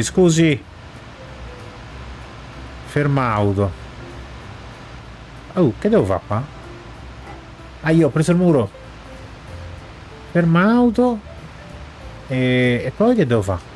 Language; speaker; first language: Italian; native; Italian